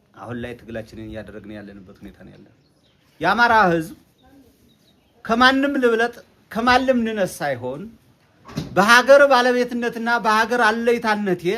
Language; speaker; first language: Amharic; native; Amharic